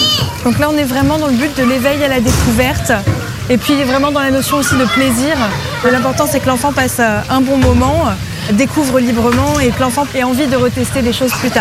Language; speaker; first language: French; native; French